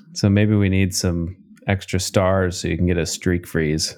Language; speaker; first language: English; native; English